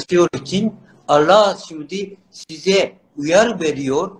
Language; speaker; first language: Turkish; non-native, learner; Japanese